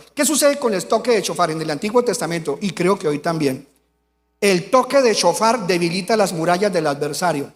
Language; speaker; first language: Spanish; native; Spanish